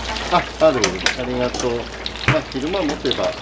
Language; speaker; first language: Japanese; native; Japanese